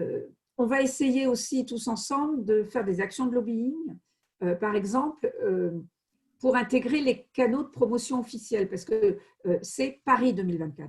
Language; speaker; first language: French; native; French